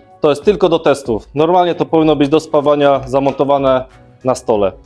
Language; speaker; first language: Polish; native; Polish